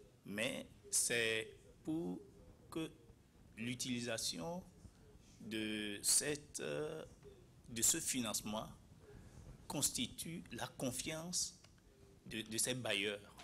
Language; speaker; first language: French; non-native, local second language; Ewe